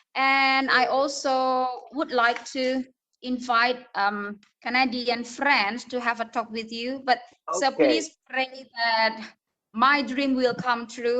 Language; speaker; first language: English; non-native, fluent; Indonesian